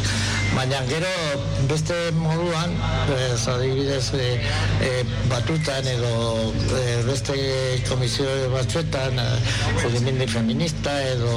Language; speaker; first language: Basque; non-native, local second language; Spanish